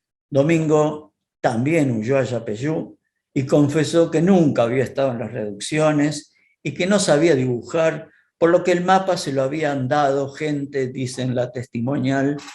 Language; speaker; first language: Spanish; native; Spanish